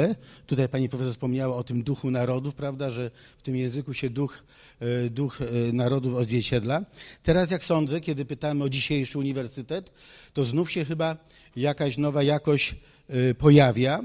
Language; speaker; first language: Polish; native; Polish